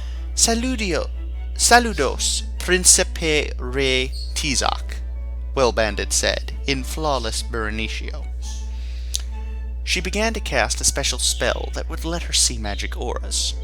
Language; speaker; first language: English; native; English